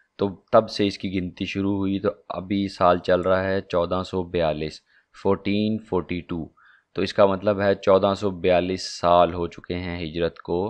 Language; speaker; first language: Urdu; non-native, local second language; Punjabi